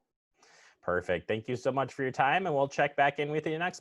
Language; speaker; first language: English; native; English